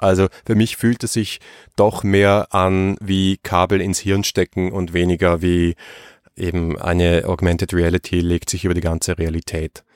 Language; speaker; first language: German; native; German